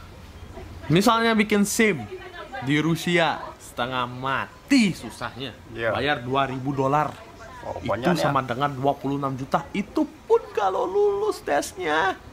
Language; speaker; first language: Indonesian; non-native, fluent; Russian